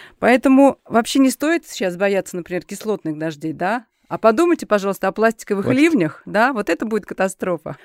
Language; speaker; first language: Russian; native; Russian